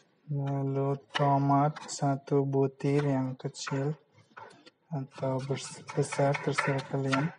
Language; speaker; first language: Indonesian; non-native, fluent; Bangla